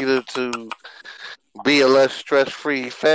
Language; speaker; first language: English; native; English